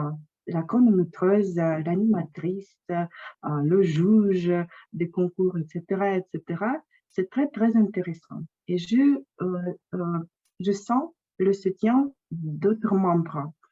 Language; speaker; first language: French; non-native, fluent; Russian